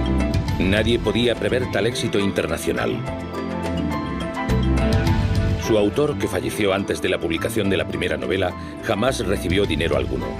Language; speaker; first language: Spanish; native; Spanish